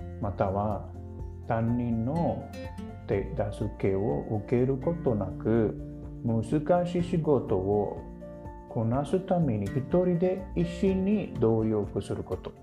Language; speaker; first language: Japanese; non-native, learner; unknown